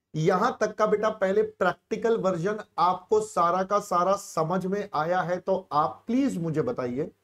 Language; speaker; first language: Hindi; native; Hindi